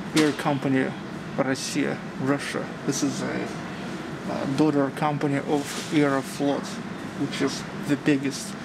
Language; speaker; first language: English; non-native, fluent; Russian